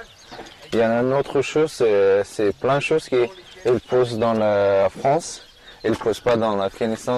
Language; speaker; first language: French; non-native, learner; Persian